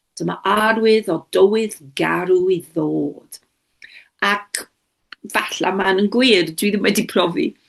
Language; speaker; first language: Welsh; non-native, local second language; English